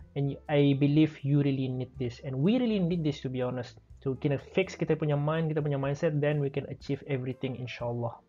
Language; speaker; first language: English; non-native, local second language; Malay